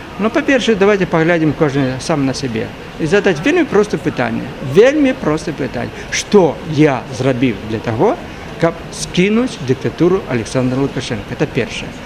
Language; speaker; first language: Belarusian; native; Belarusian